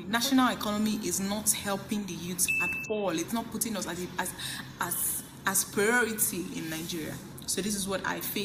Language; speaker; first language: English; non-native, local second language; Igbo